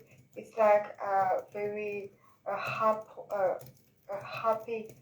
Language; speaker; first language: English; non-native, learner; French